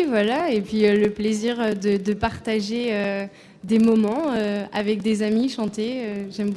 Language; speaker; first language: French; native; French